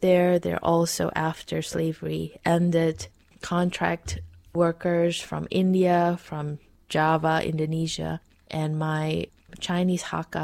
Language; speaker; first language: English; non-native, fluent; Dutch